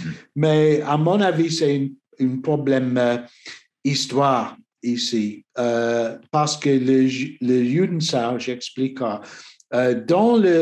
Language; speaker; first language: French; non-native, learner; English